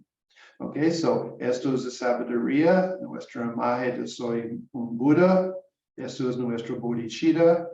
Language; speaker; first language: Spanish; non-native, learner; English